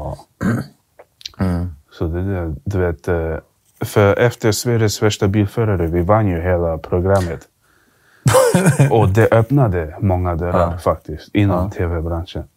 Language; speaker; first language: Swedish; early bilingual, other home language; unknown